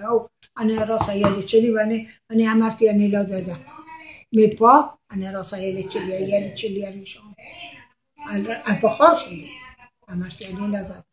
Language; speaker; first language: Hebrew; non-native, learner; Arabic